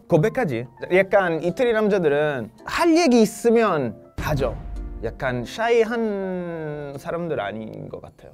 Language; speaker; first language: Korean; non-native, fluent; Italian